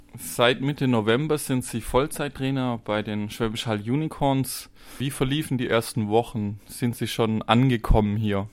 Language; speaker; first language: German; native; German